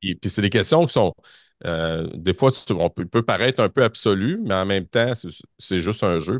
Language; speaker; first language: French; native; French